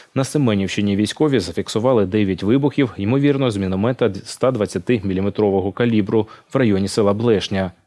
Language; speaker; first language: Ukrainian; native; Ukrainian